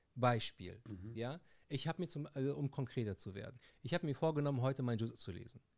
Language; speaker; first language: German; early bilingual, heritage; Arabic